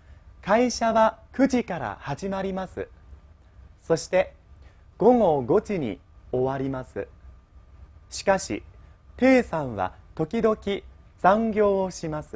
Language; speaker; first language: Japanese; non-native, fluent; Chinese